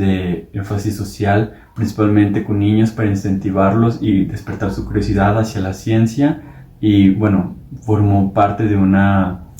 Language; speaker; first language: Spanish; native; Spanish